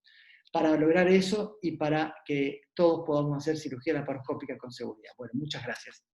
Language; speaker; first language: Spanish; native; Spanish